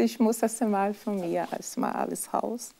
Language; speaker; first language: German; non-native, fluent; Portuguese